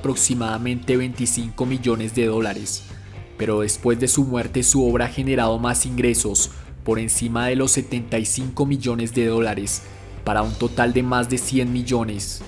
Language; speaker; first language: Spanish; native; Spanish